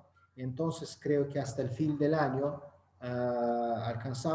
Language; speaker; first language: Spanish; non-native, learner; Azerbaijani